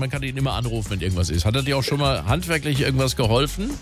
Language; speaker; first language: German; native; German